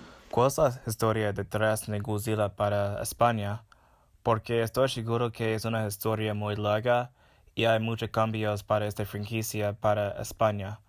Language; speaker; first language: Spanish; non-native, fluent; English